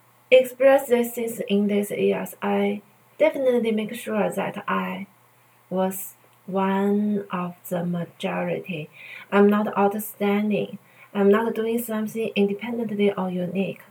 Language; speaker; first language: English; non-native, learner; Chinese